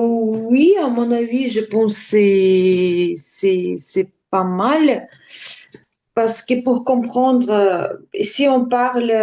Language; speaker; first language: French; non-native, learner; Ukrainian